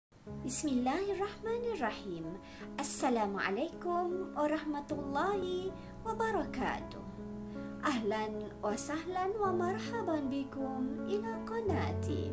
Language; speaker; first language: Arabic; non-native, fluent; Malay